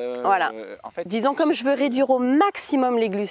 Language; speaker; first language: French; native; French